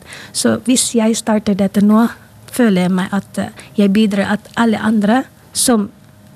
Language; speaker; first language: Norwegian; non-native, fluent; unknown